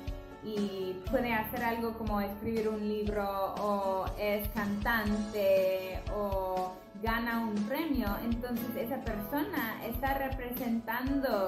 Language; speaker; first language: Spanish; non-native, fluent; English